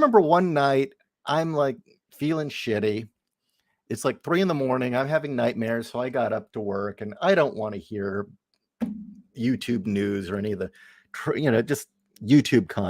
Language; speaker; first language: English; native; English